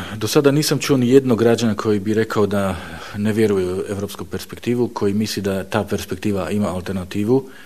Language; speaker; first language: Bosnian; non-native, fluent; Slovak